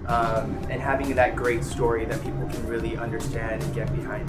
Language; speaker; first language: English; native; English